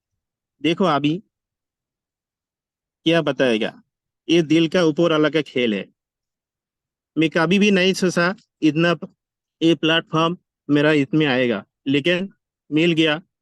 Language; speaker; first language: Hindi; non-native, learner; Bangla